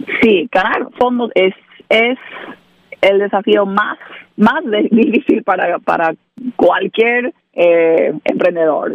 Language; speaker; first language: Spanish; non-native, learner; English